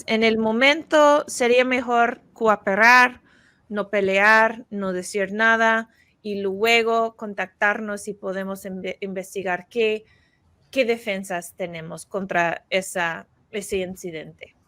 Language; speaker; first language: Spanish; non-native, fluent; English